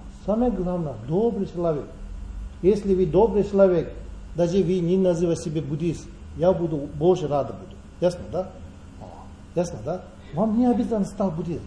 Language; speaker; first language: Russian; non-native, learner; Tibetan